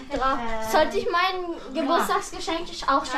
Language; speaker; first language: German; early bilingual, other home language; Filipino